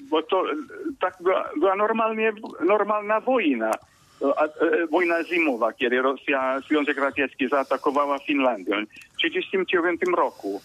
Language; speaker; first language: Polish; non-native, fluent; Finnish